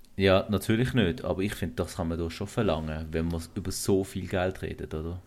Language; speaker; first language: German; early bilingual, other home language; Kurdish